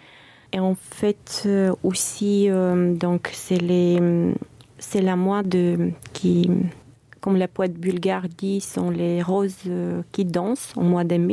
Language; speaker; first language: French; non-native, fluent; Bulgarian